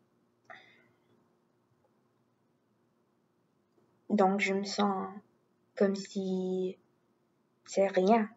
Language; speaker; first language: French; non-native, learner; English